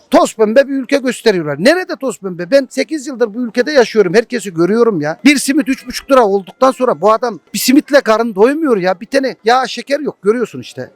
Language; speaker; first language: Turkish; early bilingual, heritage; Turkish